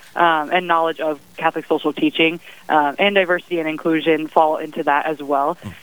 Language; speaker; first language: English; native; English